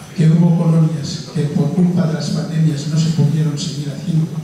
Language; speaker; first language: Spanish; native; Spanish